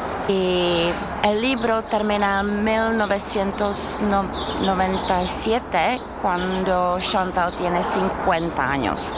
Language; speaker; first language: Spanish; non-native, learner; Czech